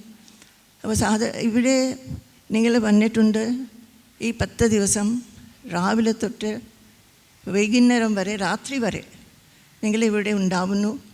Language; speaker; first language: Malayalam; non-native, fluent; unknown